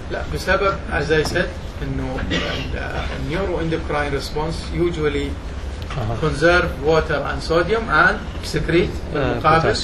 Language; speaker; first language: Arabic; native; Arabic